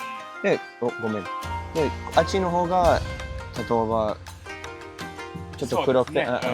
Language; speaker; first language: Japanese; non-native, fluent; English